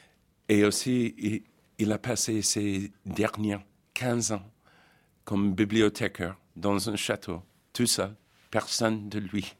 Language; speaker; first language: French; non-native, fluent; English